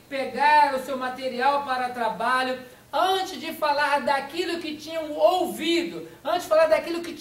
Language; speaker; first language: Portuguese; native; Portuguese